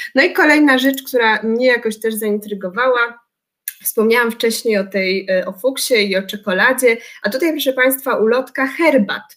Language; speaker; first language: Polish; native; Polish